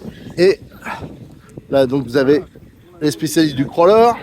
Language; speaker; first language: French; native; French